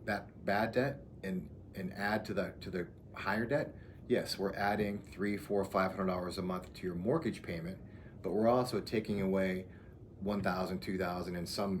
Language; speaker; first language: English; native; English